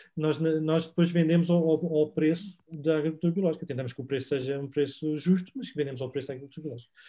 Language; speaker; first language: Portuguese; native; Portuguese